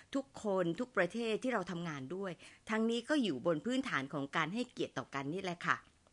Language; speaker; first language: Thai; native; Thai